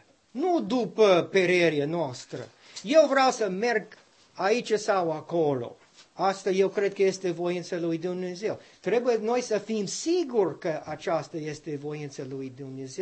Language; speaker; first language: Romanian; non-native, learner; English